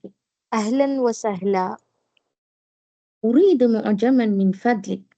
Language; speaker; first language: Arabic; non-native, learner; Tamil